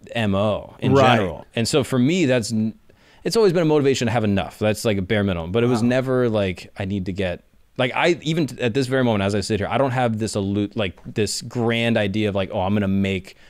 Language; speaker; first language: English; native; English